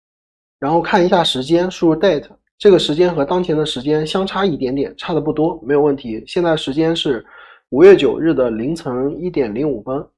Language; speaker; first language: Chinese; native; Chinese